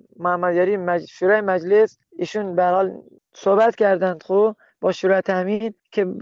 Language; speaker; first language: Persian; native; Persian